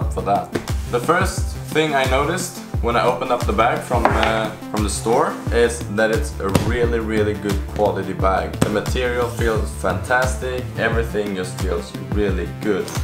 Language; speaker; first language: English; non-native, fluent; Swedish